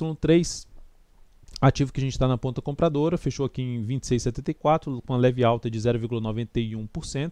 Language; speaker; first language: Portuguese; native; Portuguese